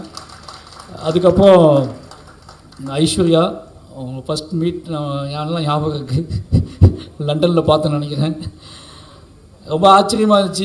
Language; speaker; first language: Tamil; native; Tamil